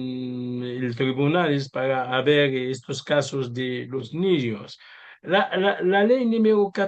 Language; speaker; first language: Spanish; non-native, learner; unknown